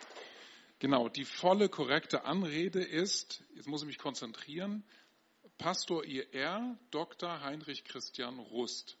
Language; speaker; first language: German; native; German